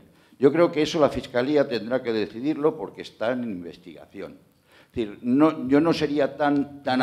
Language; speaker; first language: Spanish; native; Spanish